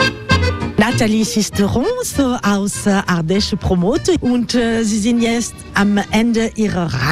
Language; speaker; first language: German; non-native, learner; French